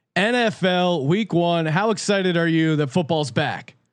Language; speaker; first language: English; native; English